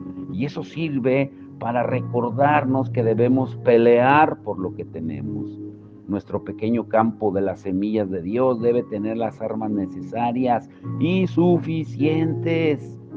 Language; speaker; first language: Spanish; native; Spanish